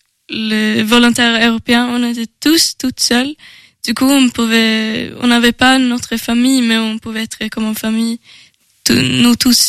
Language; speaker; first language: French; non-native, learner; Swedish